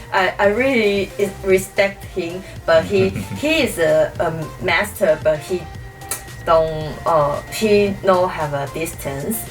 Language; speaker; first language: English; non-native, learner; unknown